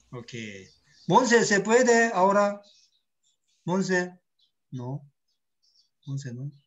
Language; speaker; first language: Spanish; non-native, learner; Korean